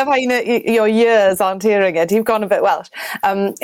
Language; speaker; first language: English; native; English